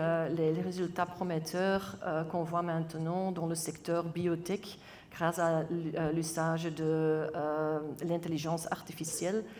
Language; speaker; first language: French; non-native, local second language; Dutch